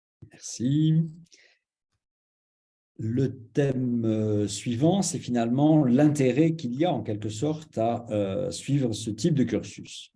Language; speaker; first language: French; native; French